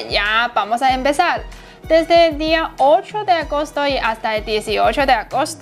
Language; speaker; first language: Spanish; non-native, learner; Chinese